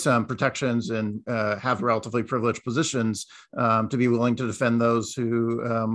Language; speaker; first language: English; native; English